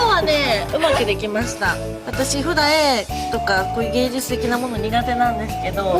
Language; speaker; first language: Japanese; native; Japanese